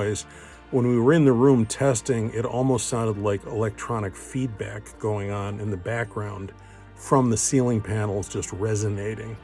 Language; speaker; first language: English; native; English